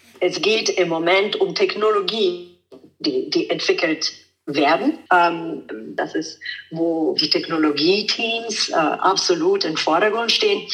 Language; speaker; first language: German; non-native, fluent; Italian